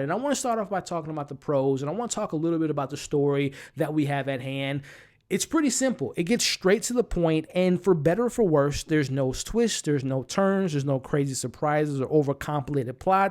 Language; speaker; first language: English; native; English